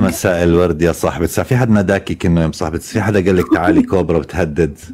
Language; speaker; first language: Arabic; native; Arabic